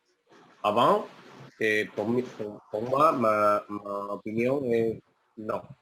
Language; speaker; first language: French; non-native, learner; Spanish